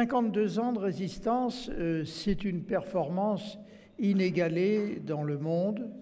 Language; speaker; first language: French; native; French